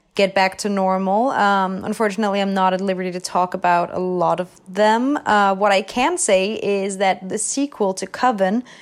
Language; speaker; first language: English; non-native, fluent; Danish